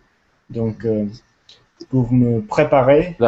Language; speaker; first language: French; non-native, learner; English